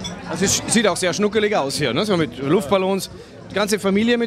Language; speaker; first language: German; native; German